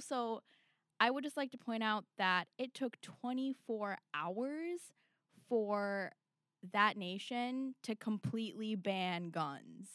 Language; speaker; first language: English; non-native, local second language; Urdu